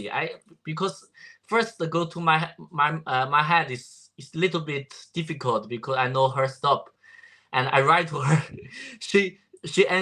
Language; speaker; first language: English; non-native, learner; Chinese